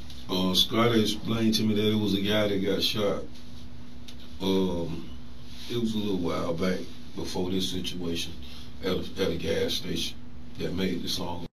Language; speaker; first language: English; native; English